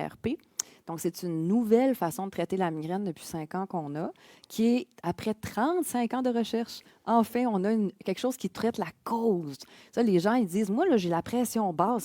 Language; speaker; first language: French; native; French